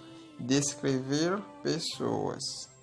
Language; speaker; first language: Portuguese; non-native, learner; Haitian Creole